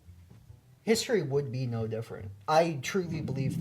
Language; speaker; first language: English; native; English